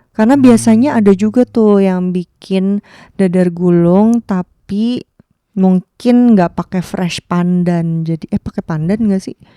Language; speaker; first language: Indonesian; native; Indonesian